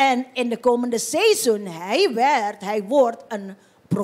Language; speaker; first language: Dutch; non-native, fluent; Indonesian